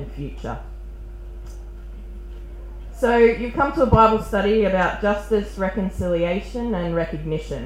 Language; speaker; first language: English; native; English